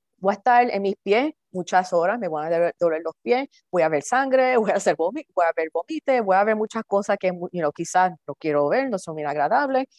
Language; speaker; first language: Spanish; early bilingual, heritage; Spanish